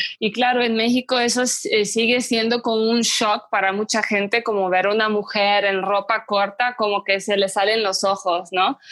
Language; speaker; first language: Spanish; non-native, fluent; Ukrainian